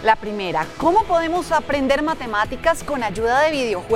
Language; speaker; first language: Spanish; native; Spanish